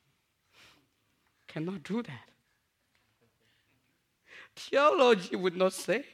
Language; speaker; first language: English; non-native, fluent; Burmese